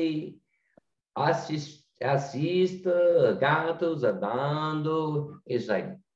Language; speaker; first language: Portuguese; non-native, learner; English